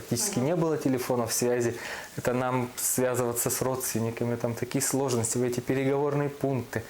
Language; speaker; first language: Russian; native; Russian